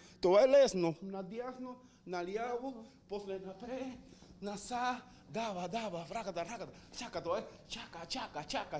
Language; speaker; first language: Bulgarian; non-native, learner; Spanish